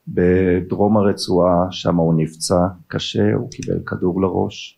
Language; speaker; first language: Hebrew; early bilingual, other home language; German